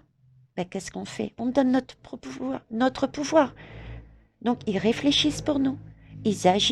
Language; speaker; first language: French; native; French